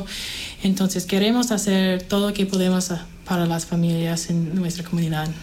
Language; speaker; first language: Spanish; non-native, fluent; English